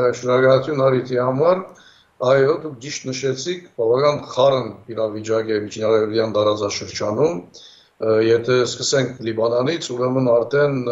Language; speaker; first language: Armenian; early bilingual, heritage; Armenian